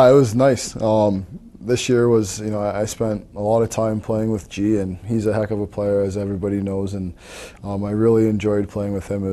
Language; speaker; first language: English; native; English